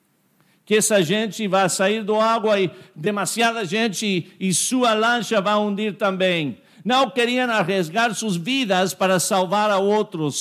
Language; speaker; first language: Portuguese; non-native, fluent; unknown